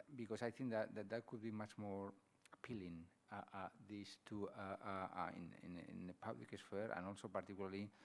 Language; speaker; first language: English; non-native, fluent; Spanish